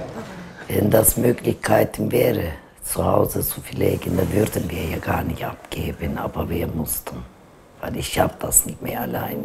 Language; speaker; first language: German; non-native, learner; Turkish